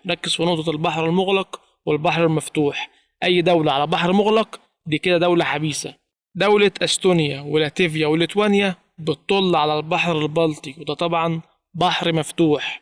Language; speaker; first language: Arabic; native; Arabic